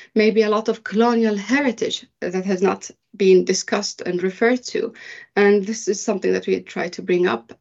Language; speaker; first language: English; early bilingual, other home language; Arabic